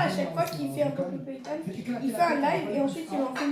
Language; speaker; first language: French; native; French